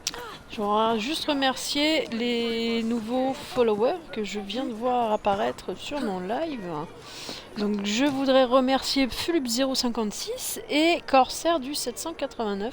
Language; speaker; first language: French; native; French